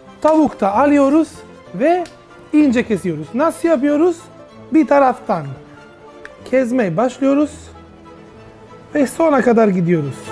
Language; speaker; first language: Turkish; non-native, learner; Italian